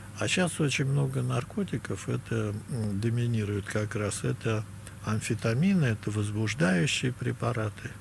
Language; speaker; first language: Russian; native; Russian